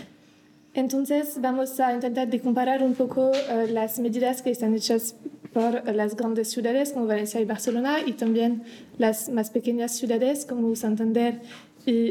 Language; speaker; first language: Spanish; non-native, learner; French